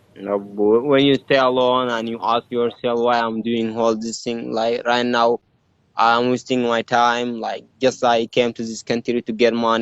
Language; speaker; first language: English; non-native, learner; Arabic